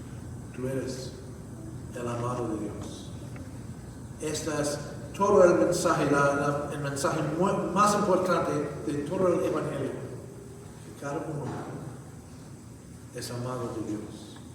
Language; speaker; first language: Spanish; non-native, fluent; English